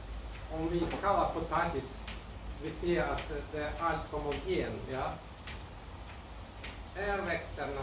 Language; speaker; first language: Swedish; non-native, learner; Russian